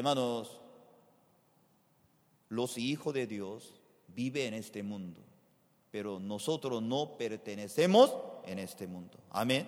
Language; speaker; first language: Spanish; non-native, fluent; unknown